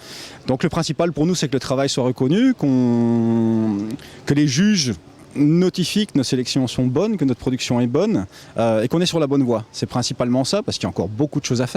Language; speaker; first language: French; native; French